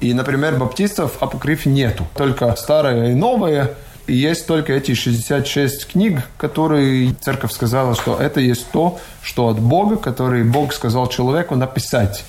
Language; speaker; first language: Russian; non-native, local second language; Latvian